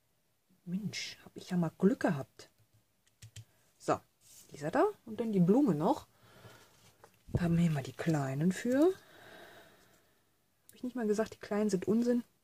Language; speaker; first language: German; native; German